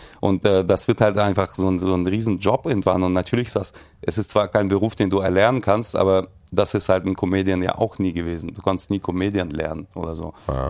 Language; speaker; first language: German; early bilingual, other home language; Russian